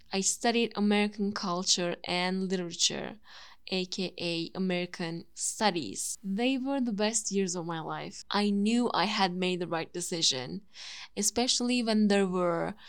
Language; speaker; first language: English; non-native, fluent; Turkish